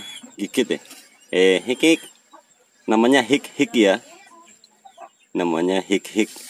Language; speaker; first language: Malay; native; Malay